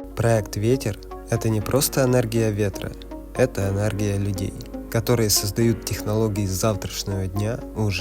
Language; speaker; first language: Russian; native; Russian